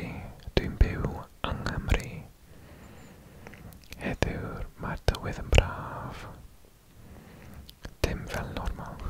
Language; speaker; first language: Welsh; non-native, local second language; English